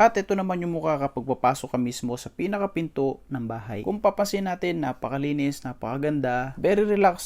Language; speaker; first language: Filipino; native; Filipino